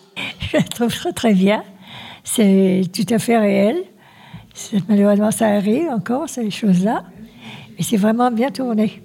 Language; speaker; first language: French; native; French